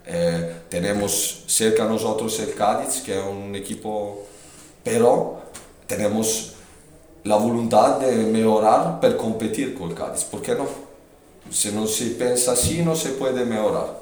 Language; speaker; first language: Spanish; non-native, fluent; Italian